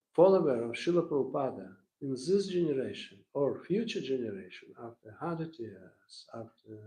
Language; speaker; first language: English; non-native, learner; Russian